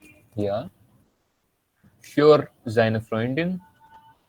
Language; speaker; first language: German; non-native, learner; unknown